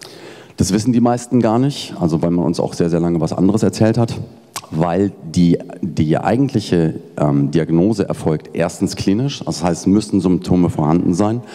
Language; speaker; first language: German; native; German